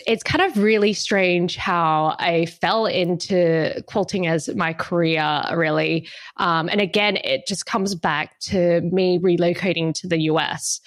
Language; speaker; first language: English; native; English